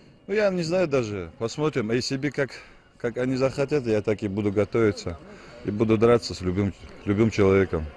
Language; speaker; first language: Russian; non-native, local second language; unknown